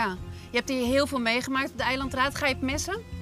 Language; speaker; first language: Dutch; native; Dutch